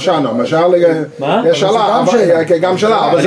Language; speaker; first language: Hebrew; non-native, learner; English